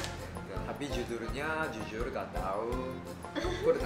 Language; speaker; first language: Indonesian; non-native, learner; Japanese